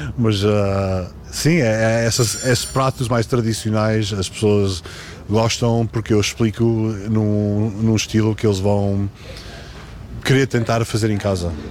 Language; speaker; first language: Portuguese; early bilingual, heritage; Portuguese